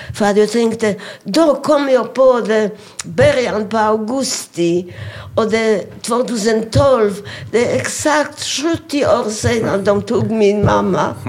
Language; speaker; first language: Swedish; non-native, fluent; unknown